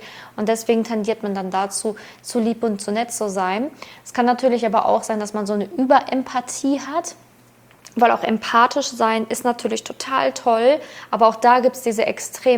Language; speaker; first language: German; native; German